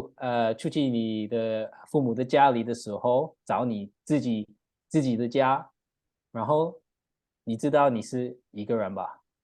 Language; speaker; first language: Chinese; non-native, learner; English